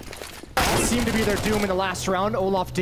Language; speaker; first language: English; native; English